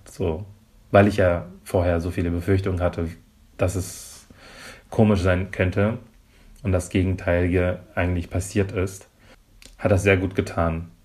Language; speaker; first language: German; early bilingual, other home language; Persian